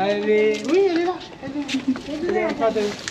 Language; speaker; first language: French; non-native, fluent; Hindi